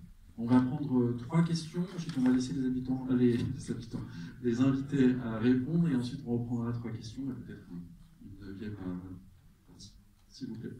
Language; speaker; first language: French; native; French